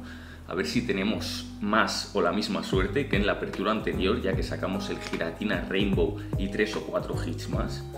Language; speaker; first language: Spanish; native; Spanish